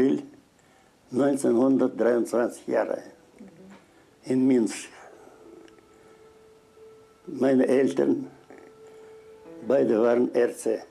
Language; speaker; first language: German; non-native, learner; Russian